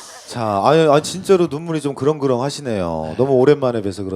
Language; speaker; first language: Korean; native; Korean